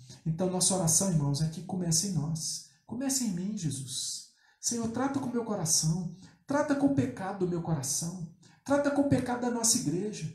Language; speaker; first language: Portuguese; native; Portuguese